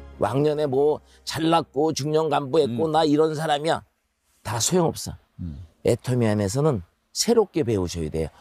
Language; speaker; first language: Korean; native; Korean